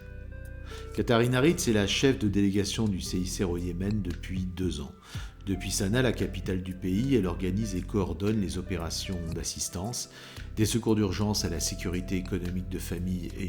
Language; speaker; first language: French; native; French